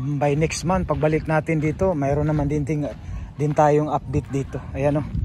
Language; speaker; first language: Filipino; non-native, local second language; Cebuano